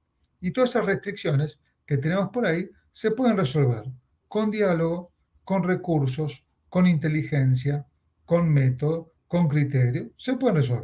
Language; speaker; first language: Spanish; native; Spanish